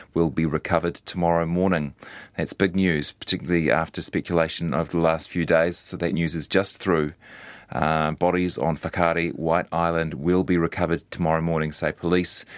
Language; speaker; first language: English; native; English